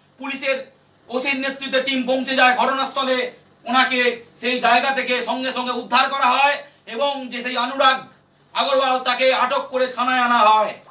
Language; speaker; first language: Bangla; native; Bangla